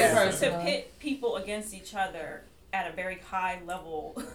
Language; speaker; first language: English; native; English